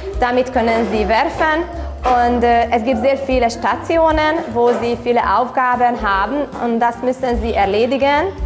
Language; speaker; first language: German; non-native, local second language; Hungarian